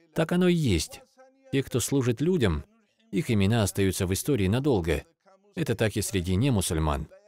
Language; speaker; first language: Russian; non-native, local second language; Avaric